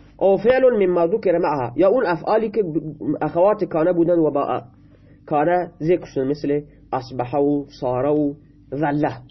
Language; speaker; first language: Persian; non-native, local second language; Baluchi